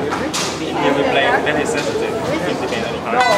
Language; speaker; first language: English; non-native, learner; Vietnamese